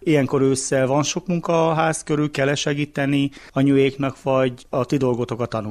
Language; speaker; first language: Hungarian; native; Hungarian